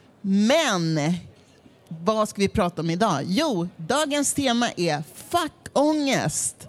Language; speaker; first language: Swedish; native; Swedish